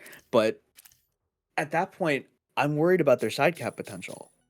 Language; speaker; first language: English; native; English